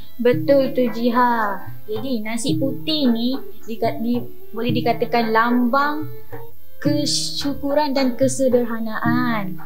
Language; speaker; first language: Malay; native; Malay